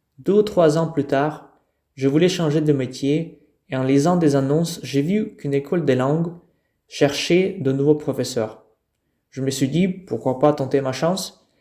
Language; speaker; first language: French; non-native, fluent; Russian